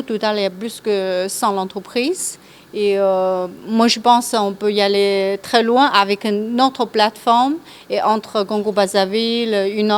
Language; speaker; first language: French; non-native, learner; Chinese